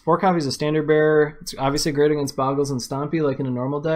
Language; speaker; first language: English; native; English